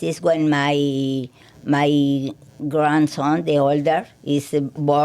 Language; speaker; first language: English; non-native, learner; Spanish